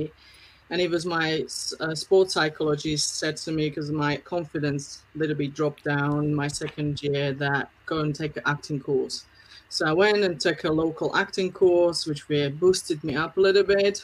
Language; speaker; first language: English; non-native, fluent; Slovak